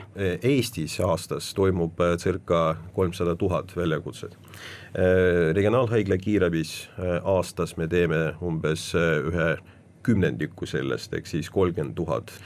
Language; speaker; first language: Estonian; non-native, local second language; Russian